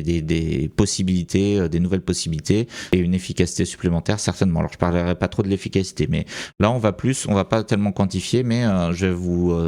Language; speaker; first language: French; native; French